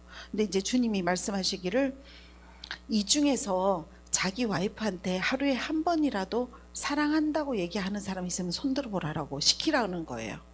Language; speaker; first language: Korean; native; Korean